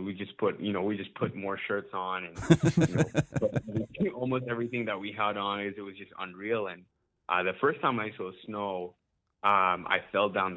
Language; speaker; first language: English; non-native, local second language; Ganda